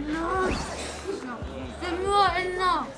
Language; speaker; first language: Indonesian; non-native, learner; Japanese